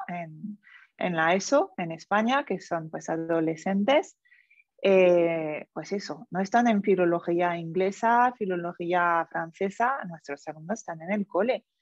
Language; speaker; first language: Spanish; non-native, fluent; French